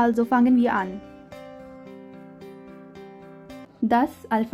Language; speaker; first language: German; non-native, fluent; Marathi